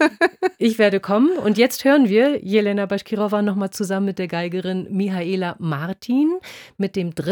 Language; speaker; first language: German; native; German